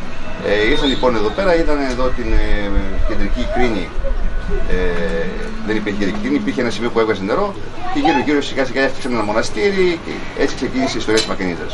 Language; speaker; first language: Greek; native; Greek